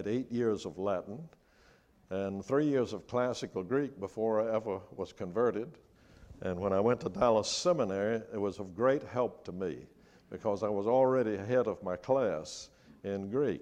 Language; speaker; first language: English; native; English